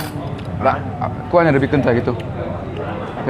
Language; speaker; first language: Indonesian; non-native, fluent; Korean